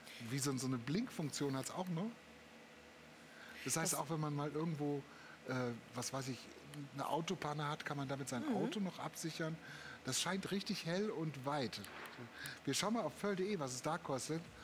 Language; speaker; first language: German; native; German